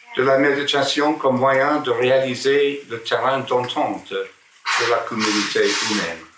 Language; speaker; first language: French; non-native, fluent; English